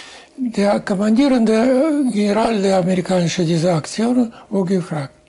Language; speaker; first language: German; non-native, fluent; Russian